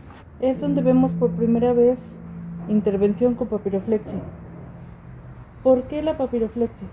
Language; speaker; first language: Spanish; native; Spanish